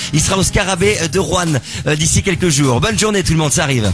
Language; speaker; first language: French; native; French